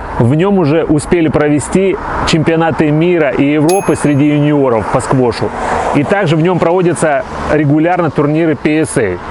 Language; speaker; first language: Russian; native; Russian